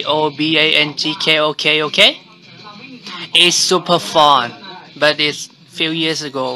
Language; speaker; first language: English; non-native, learner; Thai